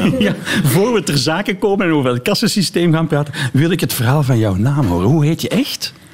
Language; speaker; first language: Dutch; native; Dutch